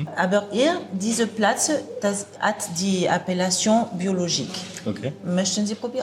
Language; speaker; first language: German; non-native, learner; French